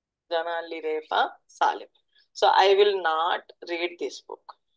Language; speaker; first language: English; non-native, local second language; Telugu